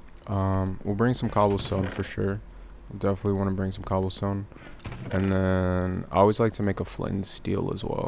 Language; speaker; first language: English; native; English